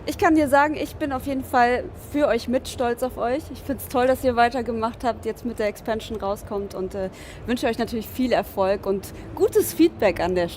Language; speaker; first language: German; native; German